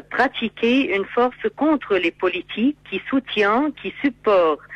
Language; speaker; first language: French; non-native, fluent; Arabic